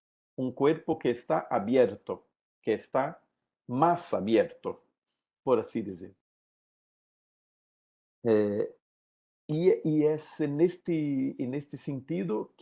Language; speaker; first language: Spanish; non-native, learner; Portuguese